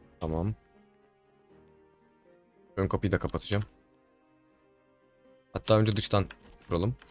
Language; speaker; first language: Turkish; native; Turkish